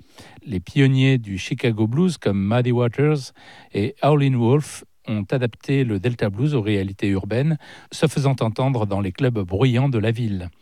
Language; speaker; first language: French; native; French